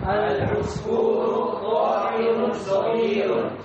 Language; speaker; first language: Arabic; non-native, learner; Indonesian